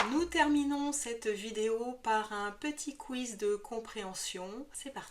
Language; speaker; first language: French; native; French